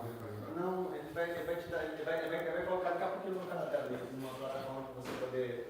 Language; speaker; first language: Portuguese; native; Portuguese